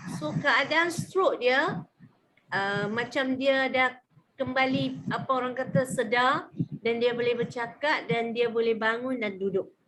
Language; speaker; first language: Malay; native; Malay